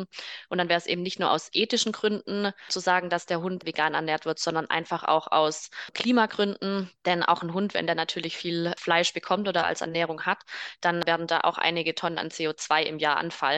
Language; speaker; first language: German; native; German